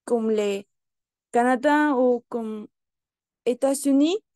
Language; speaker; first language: French; non-native, learner; Spanish